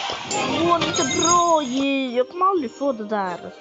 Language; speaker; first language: Swedish; early bilingual, other home language; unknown